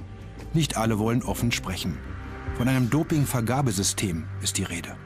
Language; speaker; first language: German; native; German